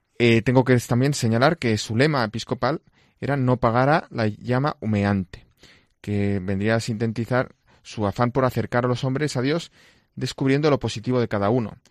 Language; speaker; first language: Spanish; non-native, local second language; Catalan